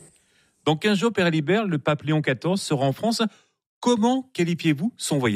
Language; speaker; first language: French; native; French